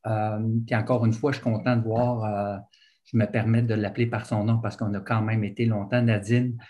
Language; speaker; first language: French; native; French